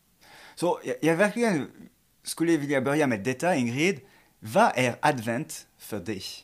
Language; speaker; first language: Swedish; non-native, fluent; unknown